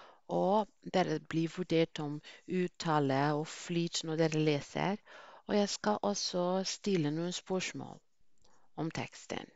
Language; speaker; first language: Norwegian; non-native, fluent; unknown